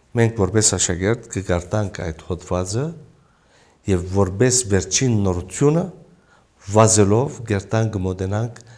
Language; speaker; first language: Armenian; early bilingual, heritage; Armenian